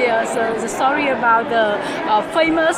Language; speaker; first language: English; non-native, learner; Vietnamese